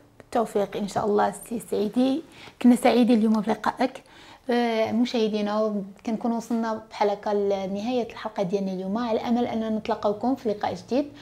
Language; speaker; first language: Arabic; native; Arabic